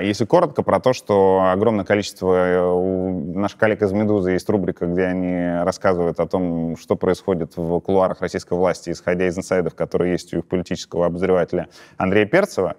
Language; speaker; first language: Russian; native; Russian